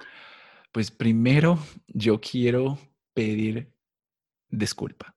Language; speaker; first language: Spanish; non-native, fluent; English